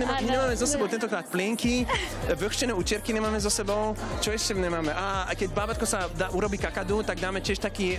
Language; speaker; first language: Slovak; non-native, fluent; English